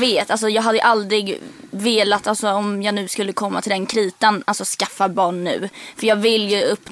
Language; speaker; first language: Swedish; native; Swedish